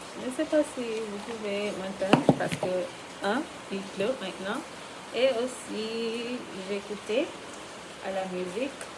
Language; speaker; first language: French; non-native, fluent; Yoruba